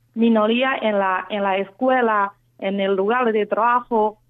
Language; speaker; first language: Spanish; non-native, fluent; Chinese